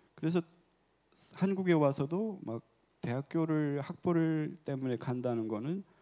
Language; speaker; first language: Korean; native; Korean